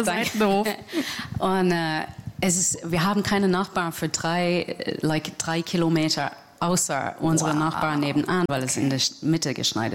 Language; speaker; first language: German; non-native, fluent; English